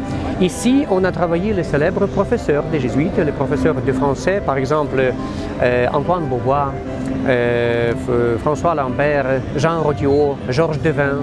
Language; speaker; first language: French; non-native, fluent; Ukrainian